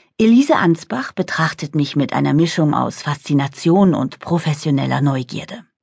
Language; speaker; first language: German; native; German